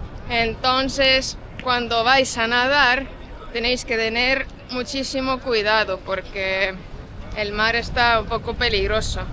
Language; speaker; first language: Spanish; non-native, fluent; Estonian